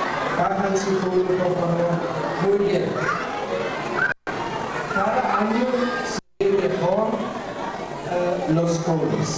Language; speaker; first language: Spanish; non-native, fluent; German